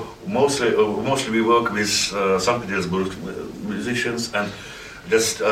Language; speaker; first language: English; non-native, learner; Russian